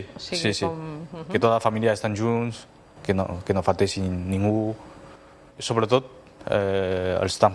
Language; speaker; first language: Catalan; non-native, fluent; Chinese